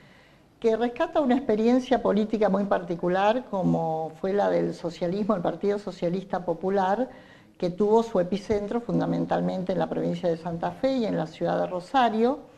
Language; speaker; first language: Spanish; native; Spanish